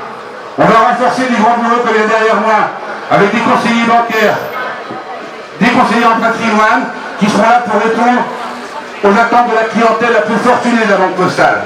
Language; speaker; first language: French; native; French